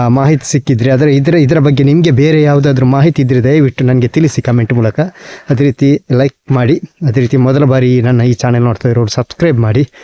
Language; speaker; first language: Kannada; non-native, local second language; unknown